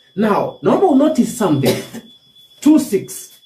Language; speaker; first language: English; non-native, local second language; Swahili